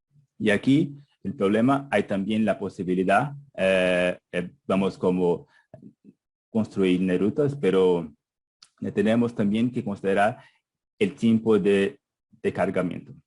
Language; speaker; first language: Spanish; non-native, fluent; Portuguese